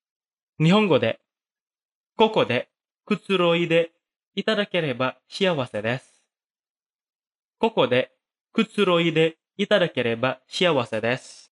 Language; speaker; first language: Japanese; non-native, fluent; Indonesian